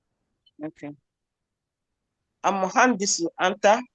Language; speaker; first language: Arabic; non-native, learner; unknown